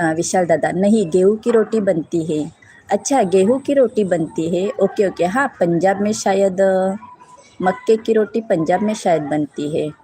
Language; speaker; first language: Hindi; non-native, local second language; Marathi